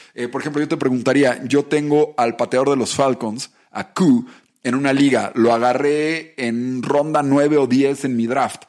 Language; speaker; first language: Spanish; native; Spanish